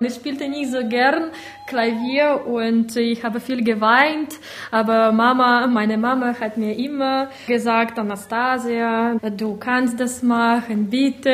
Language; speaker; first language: German; non-native, learner; Russian